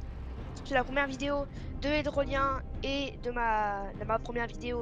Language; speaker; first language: French; native; French